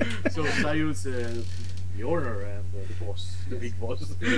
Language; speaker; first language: English; non-native, learner; Italian